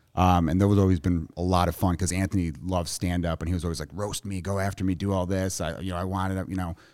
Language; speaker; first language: English; native; English